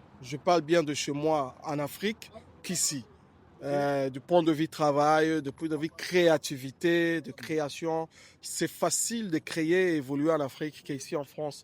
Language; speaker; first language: French; non-native, local second language; Lingala